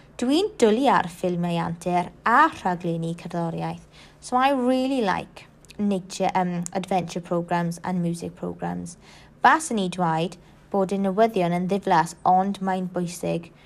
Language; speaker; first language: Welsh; non-native, local second language; English